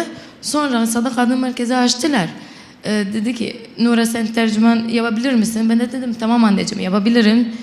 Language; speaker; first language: Turkish; non-native, local second language; Arabic